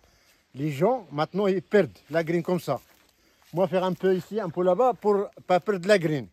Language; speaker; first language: French; non-native, learner; Arabic